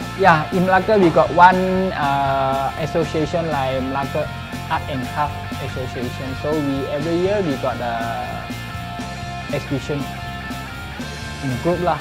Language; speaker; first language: English; non-native, local second language; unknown